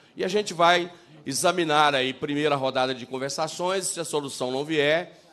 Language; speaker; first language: Portuguese; native; Portuguese